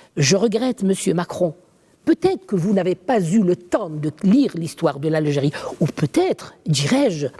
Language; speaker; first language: French; non-native, local second language; Arabic